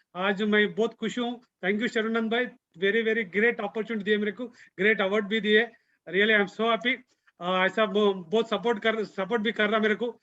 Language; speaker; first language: Hindi; non-native, local second language; Telugu